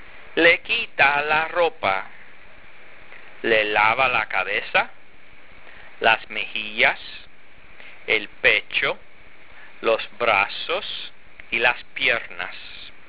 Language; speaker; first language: Spanish; non-native, fluent; English